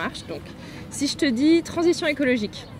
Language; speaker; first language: French; native; French